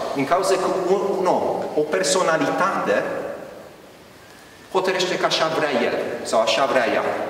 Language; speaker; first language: Romanian; early bilingual, heritage; Romanian